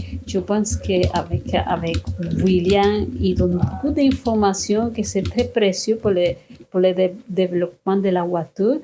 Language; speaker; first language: French; non-native, fluent; Spanish